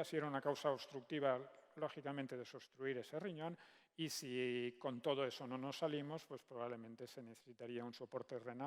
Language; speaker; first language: Spanish; native; Spanish